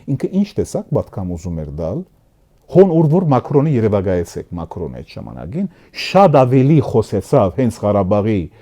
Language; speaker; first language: Armenian; early bilingual, heritage; Armenian